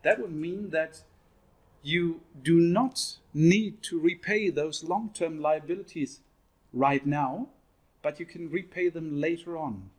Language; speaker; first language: English; non-native, fluent; German